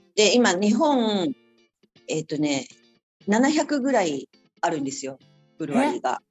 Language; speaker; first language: Japanese; native; Japanese